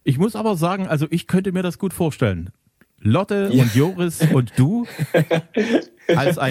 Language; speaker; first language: German; native; German